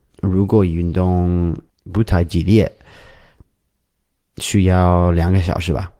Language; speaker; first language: Chinese; non-native, learner; English